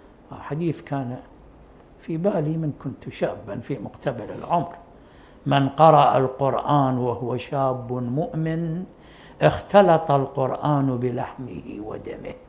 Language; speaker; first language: Arabic; native; Arabic